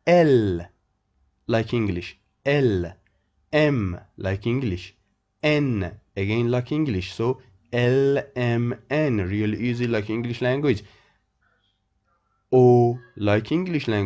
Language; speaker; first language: English; non-native, fluent; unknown